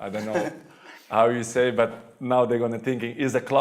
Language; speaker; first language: English; non-native, fluent; Portuguese